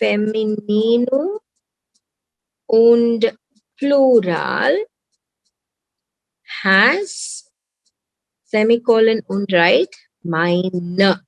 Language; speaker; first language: German; non-native, learner; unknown